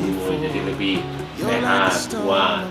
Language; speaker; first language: Indonesian; native; Indonesian